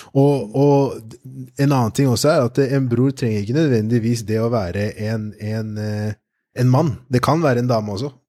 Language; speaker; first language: Norwegian; native; Norwegian